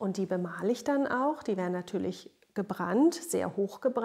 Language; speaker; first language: German; native; German